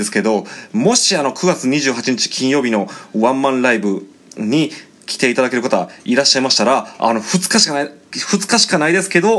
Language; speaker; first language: Japanese; native; Japanese